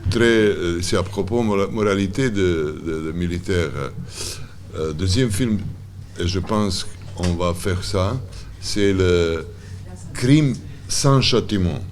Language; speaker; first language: French; non-native, learner; Serbian